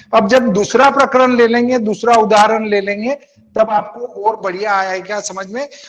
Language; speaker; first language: Hindi; native; Hindi